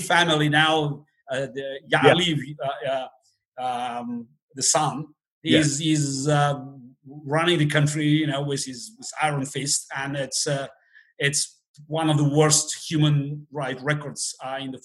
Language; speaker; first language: English; non-native, fluent; Russian